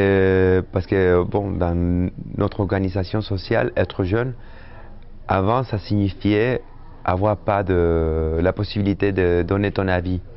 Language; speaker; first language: French; non-native, fluent; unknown